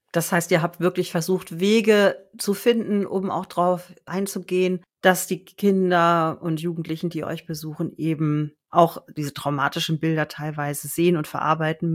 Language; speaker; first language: German; native; German